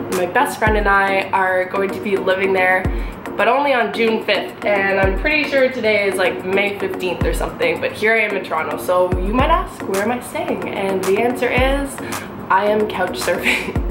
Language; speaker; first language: English; native; English